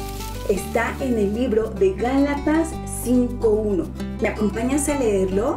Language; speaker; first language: Spanish; native; Spanish